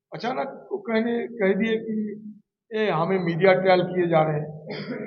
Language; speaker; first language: Hindi; non-native, local second language; Bangla